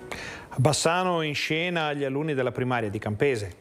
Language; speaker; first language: Italian; native; Italian